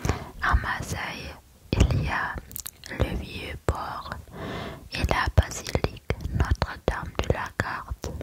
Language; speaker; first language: French; non-native, learner; German